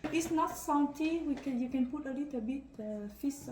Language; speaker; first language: English; non-native, fluent; Vietnamese